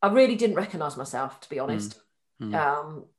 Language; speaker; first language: English; native; English